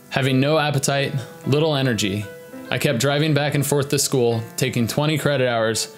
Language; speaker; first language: English; native; English